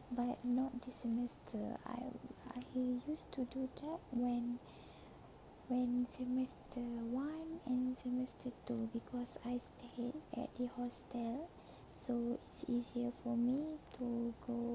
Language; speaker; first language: English; non-native, learner; Malay